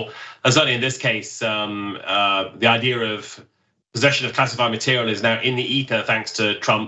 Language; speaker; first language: English; native; English